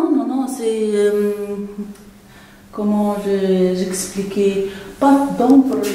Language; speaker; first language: French; non-native, local second language; Arabic